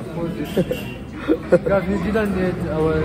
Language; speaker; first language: English; non-native, learner; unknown